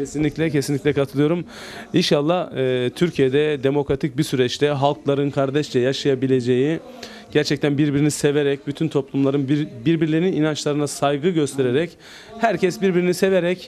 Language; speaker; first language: Turkish; native; Turkish